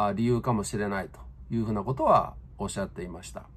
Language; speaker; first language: Japanese; native; Japanese